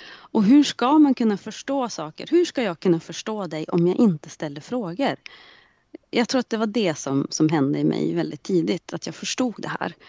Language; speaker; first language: Swedish; native; Swedish